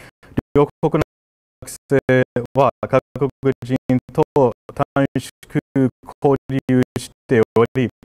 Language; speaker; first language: Japanese; non-native, fluent; English